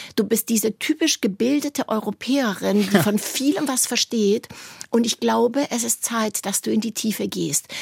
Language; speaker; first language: German; native; German